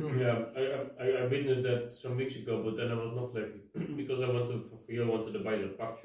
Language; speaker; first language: English; non-native, fluent; Dutch